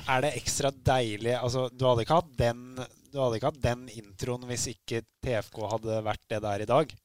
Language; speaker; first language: Norwegian; native; Norwegian